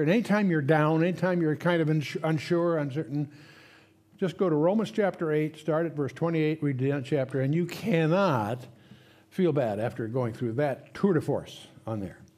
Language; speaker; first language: English; native; English